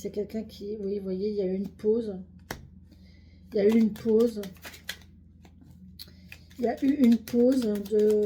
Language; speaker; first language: French; native; French